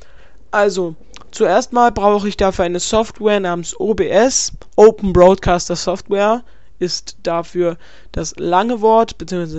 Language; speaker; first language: German; native; German